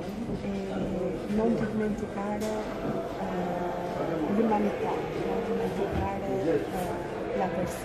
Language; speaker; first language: Italian; non-native, fluent; Albanian